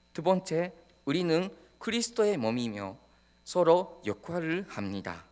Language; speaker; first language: Korean; non-native, fluent; Japanese